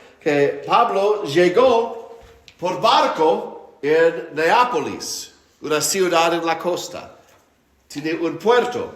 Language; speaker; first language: Spanish; non-native, fluent; English